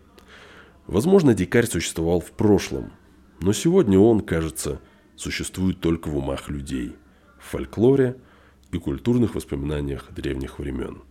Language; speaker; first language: Russian; native; Russian